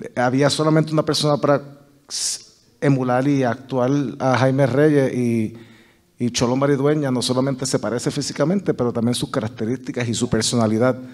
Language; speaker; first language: Spanish; native; Spanish